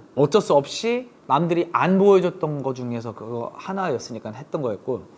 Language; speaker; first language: Korean; early bilingual, other home language; English